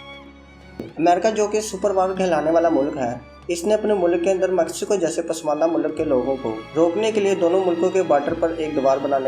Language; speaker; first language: Urdu; native; Urdu